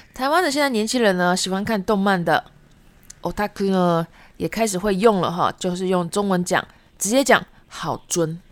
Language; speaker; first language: Chinese; native; Chinese